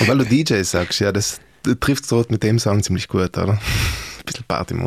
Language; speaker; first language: German; native; German